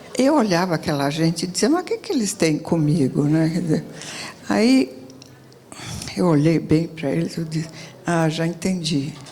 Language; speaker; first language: Portuguese; early bilingual, other home language; Italian